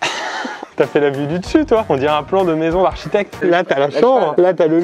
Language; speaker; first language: French; native; French